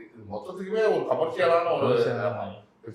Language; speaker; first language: Tamil; native; Tamil